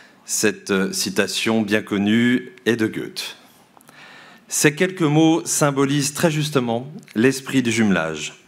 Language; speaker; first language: French; native; French